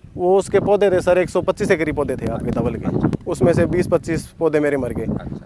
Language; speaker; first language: Hindi; native; Hindi